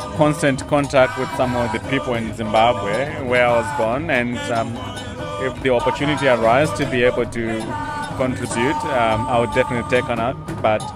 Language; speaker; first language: English; non-native, local second language; Shona